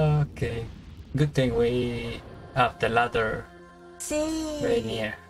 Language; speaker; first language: English; non-native, learner; Japanese